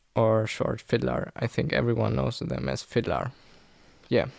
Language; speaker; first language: English; non-native, fluent; German